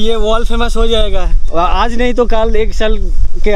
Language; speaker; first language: Hindi; non-native, local second language; Bangla